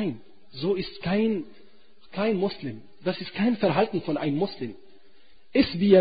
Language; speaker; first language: German; non-native, fluent; Arabic